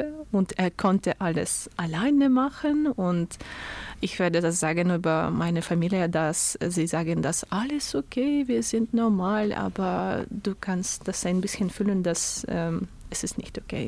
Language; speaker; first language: German; non-native, learner; Russian